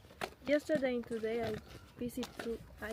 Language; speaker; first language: English; non-native, learner; Spanish